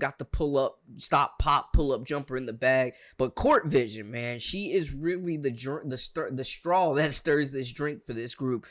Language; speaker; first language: English; native; English